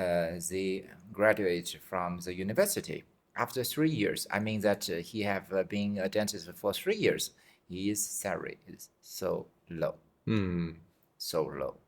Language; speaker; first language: English; non-native, fluent; Chinese